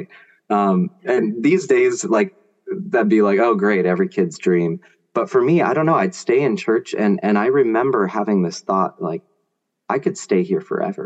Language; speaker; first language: English; native; English